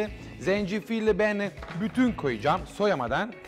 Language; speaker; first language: Turkish; non-native, learner; Italian